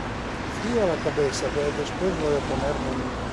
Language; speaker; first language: Spanish; non-native, fluent; Italian